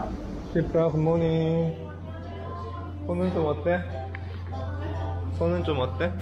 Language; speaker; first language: Korean; native; Korean